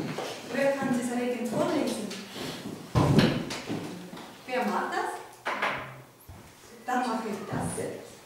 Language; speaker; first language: German; non-native, fluent; Ukrainian